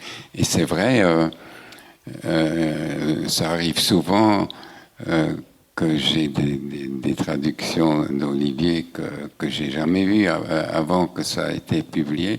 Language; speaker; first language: French; non-native, local second language; German